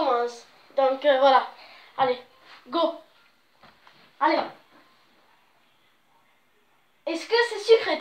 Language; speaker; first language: French; native; French